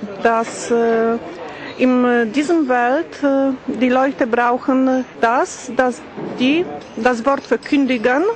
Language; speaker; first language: German; non-native, learner; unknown